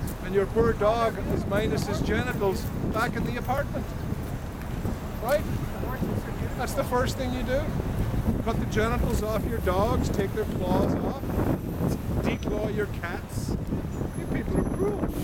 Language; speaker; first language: English; native; English